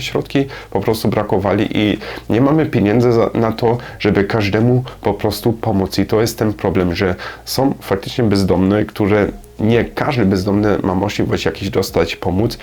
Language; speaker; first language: Polish; non-native, learner; German